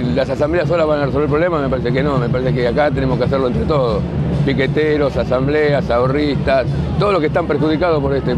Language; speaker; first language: Spanish; native; Spanish